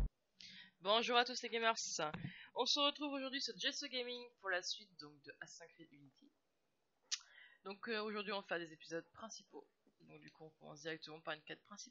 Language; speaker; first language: French; native; French